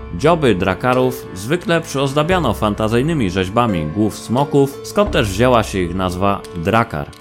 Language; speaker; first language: Polish; native; Polish